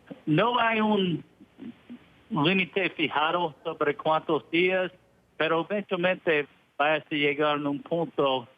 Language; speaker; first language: Spanish; early bilingual, heritage; Spanish